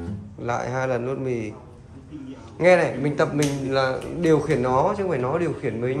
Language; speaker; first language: Vietnamese; native; Vietnamese